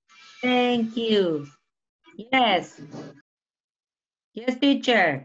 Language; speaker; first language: English; non-native, learner; Spanish